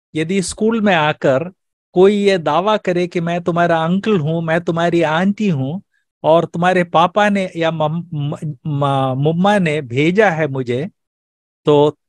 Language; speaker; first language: Hindi; non-native, local second language; Malayalam